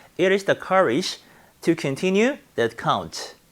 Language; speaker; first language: English; non-native, fluent; Korean